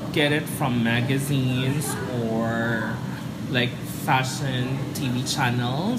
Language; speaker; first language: English; non-native, local second language; Cebuano